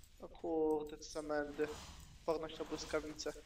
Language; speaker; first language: Polish; native; Polish